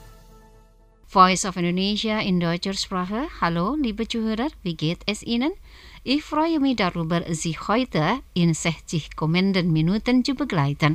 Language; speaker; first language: German; non-native, fluent; Indonesian